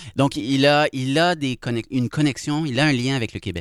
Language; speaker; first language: French; native; French